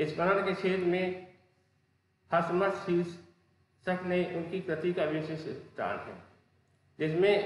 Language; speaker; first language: Hindi; native; Hindi